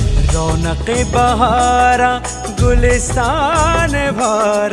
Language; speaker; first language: Hindi; non-native, local second language; Telugu